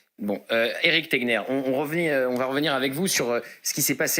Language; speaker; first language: French; native; French